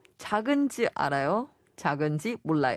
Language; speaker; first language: Korean; non-native, fluent; Chinese